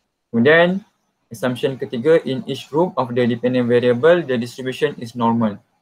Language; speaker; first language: English; non-native, local second language; Malay